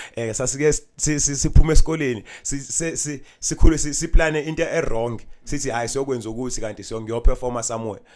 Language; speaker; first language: Zulu; native; Zulu